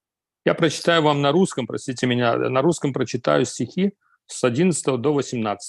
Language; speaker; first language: Russian; native; Russian